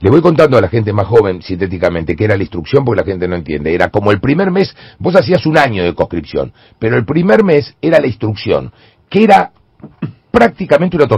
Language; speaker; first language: Spanish; native; Spanish